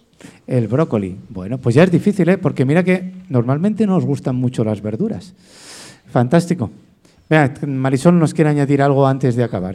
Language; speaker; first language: Spanish; native; Spanish